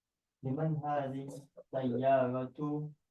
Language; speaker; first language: Arabic; non-native, learner; English